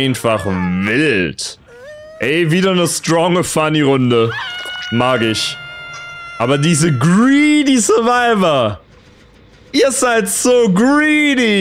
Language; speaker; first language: German; native; German